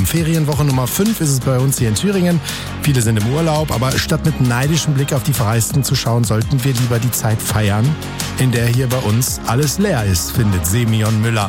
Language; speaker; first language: German; native; German